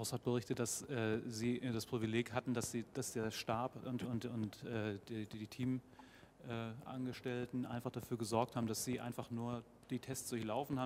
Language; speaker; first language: German; native; German